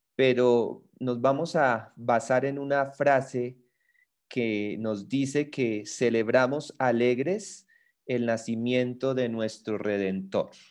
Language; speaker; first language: Spanish; native; Spanish